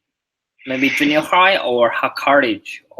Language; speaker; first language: English; non-native, learner; Chinese